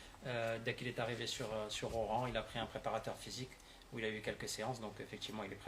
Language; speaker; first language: French; native; French